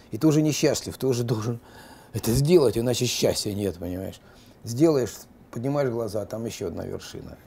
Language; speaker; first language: Russian; native; Russian